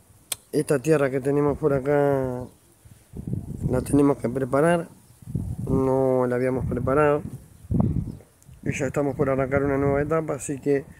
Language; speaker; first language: Spanish; native; Spanish